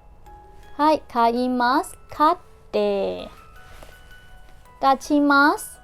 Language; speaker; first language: Japanese; non-native, fluent; Burmese